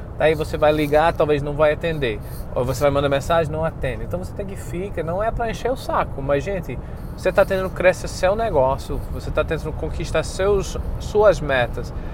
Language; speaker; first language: Portuguese; non-native, fluent; English